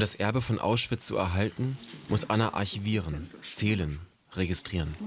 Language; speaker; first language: German; native; German